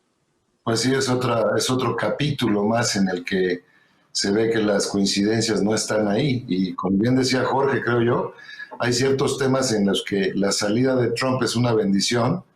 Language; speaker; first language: Spanish; native; Spanish